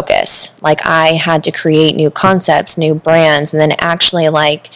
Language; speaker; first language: English; native; English